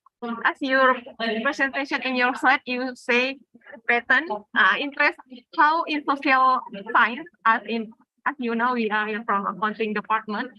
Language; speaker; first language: English; non-native, learner; Indonesian